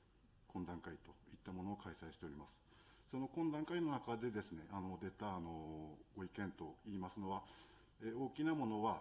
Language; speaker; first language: Japanese; native; Japanese